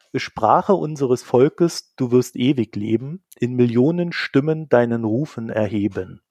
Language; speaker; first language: German; native; German